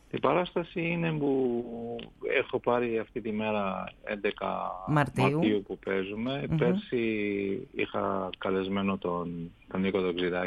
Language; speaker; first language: Greek; non-native, fluent; Armenian